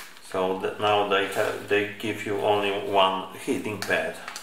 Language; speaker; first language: English; non-native, fluent; Polish